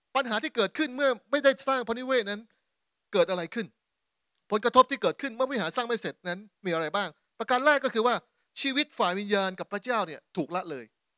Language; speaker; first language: Thai; native; Thai